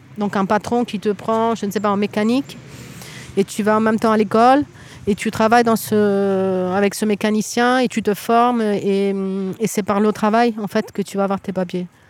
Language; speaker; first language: French; native; French